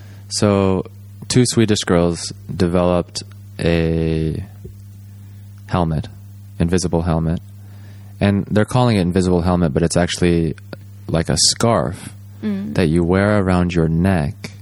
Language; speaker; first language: English; native; English